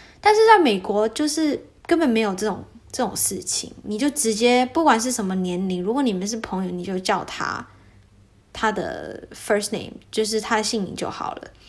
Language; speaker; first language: Chinese; early bilingual, heritage; Chinese